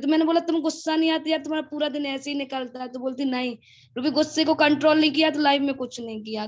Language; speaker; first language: Hindi; native; Hindi